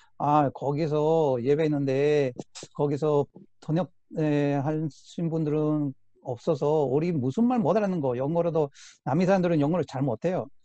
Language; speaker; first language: Korean; non-native, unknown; Spanish